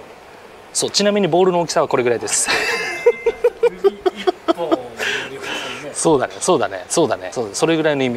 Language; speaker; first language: Japanese; native; Japanese